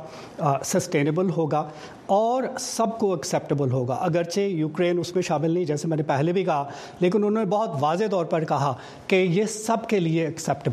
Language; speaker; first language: Urdu; native; Urdu